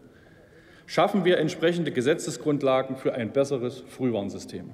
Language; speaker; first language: German; native; German